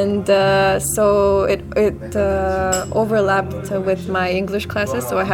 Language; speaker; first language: English; non-native, fluent; Macedonian